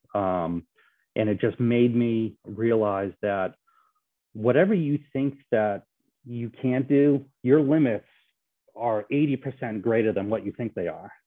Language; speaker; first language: English; native; English